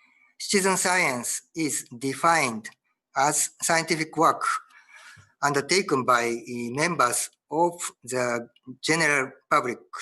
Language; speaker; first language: English; non-native, learner; Japanese